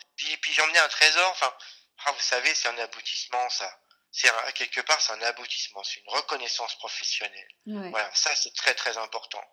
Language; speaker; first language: French; native; French